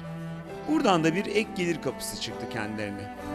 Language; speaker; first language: Turkish; native; Turkish